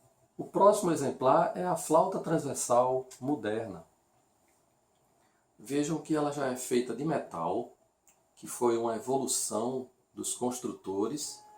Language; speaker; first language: Portuguese; native; Portuguese